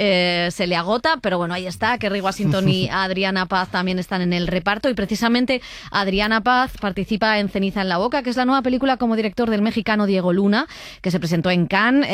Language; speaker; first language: Spanish; native; Spanish